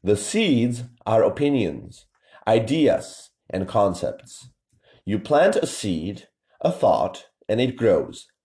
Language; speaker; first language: English; non-native, fluent; Czech